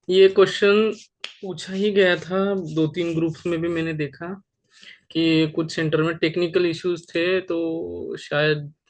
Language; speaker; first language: Hindi; non-native, local second language; Marathi